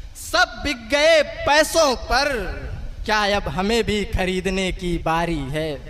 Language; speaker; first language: Hindi; native; Hindi